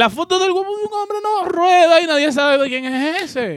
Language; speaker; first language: Spanish; native; Spanish